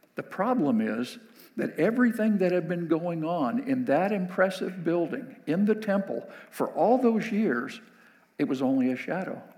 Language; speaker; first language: English; native; English